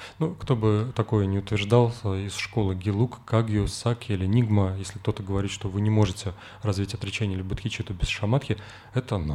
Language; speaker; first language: Russian; native; Russian